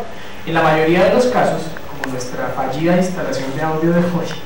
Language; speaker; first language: Spanish; native; Spanish